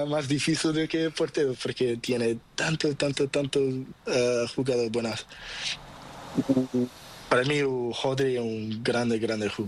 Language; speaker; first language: Spanish; non-native, learner; Portuguese